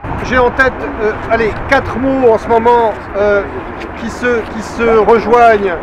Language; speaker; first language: French; native; French